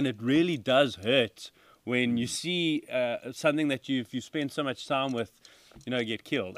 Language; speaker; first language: English; native; English